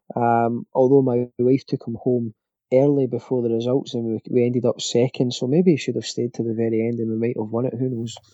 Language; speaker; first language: English; native; English